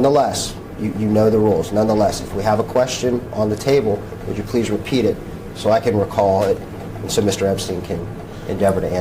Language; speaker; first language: English; native; English